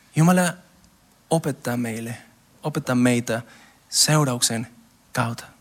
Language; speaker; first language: Finnish; non-native, learner; Spanish